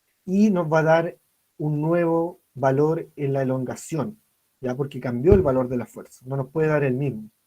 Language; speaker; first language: Spanish; native; Spanish